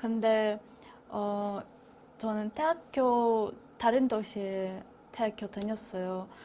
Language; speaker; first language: Korean; non-native, fluent; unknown